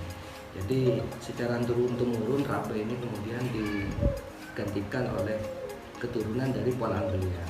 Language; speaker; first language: Indonesian; non-native, local second language; Madurese